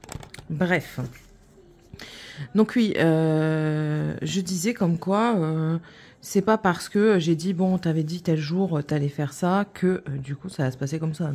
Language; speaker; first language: French; native; French